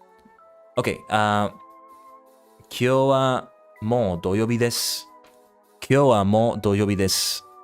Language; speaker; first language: Japanese; non-native, learner; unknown